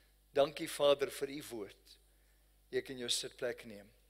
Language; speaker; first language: Afrikaans; native; Afrikaans